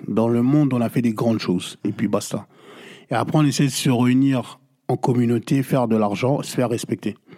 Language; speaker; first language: French; non-native, local second language; Lingala